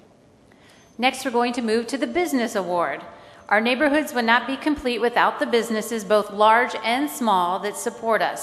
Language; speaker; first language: English; native; English